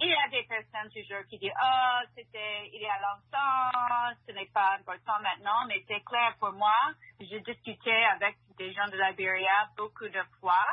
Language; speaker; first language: French; non-native, fluent; English